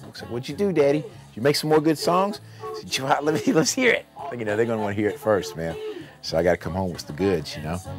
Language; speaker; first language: English; native; English